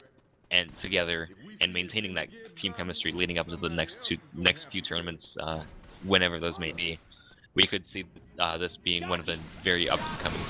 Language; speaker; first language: English; native; English